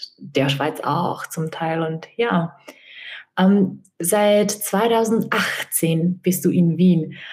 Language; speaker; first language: German; non-native, fluent; Czech